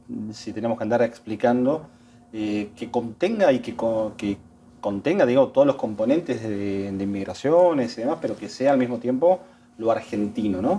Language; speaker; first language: Spanish; native; Spanish